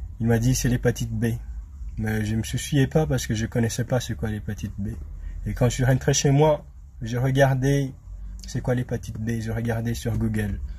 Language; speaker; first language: French; non-native, local second language; Malagasy